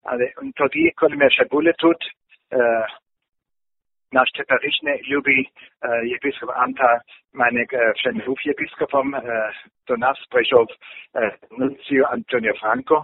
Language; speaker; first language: Ukrainian; non-native, learner; German